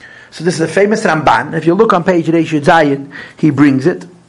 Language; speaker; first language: English; native; English